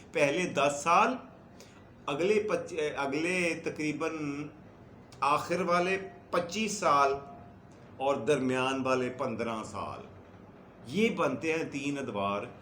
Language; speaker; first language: Urdu; native; Urdu